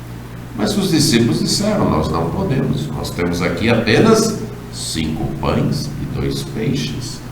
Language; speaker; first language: Portuguese; native; Portuguese